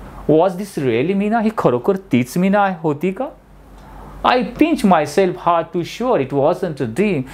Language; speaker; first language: English; non-native, local second language; Marathi